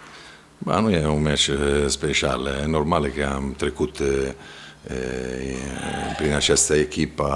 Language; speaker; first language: Romanian; non-native, fluent; Italian